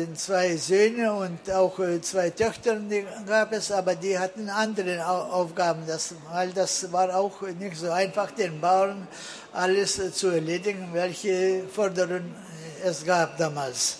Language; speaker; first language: German; early bilingual, heritage; German